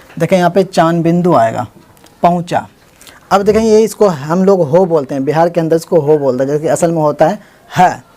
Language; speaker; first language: Hindi; native; Hindi